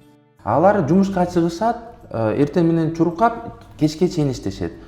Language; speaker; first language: Kyrgyz; non-native, local second language; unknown